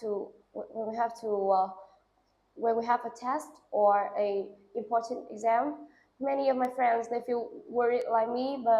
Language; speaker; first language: English; non-native, learner; Vietnamese